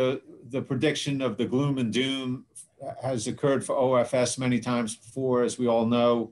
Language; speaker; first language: English; native; English